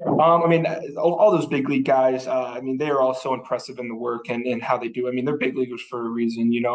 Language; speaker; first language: English; native; English